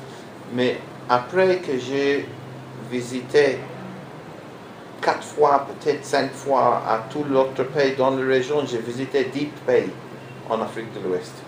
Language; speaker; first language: French; non-native, learner; Hebrew